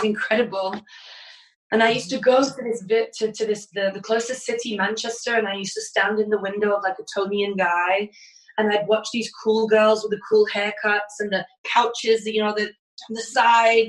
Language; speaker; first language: English; native; English